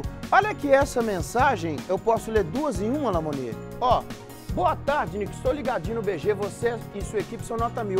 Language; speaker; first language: Portuguese; native; Portuguese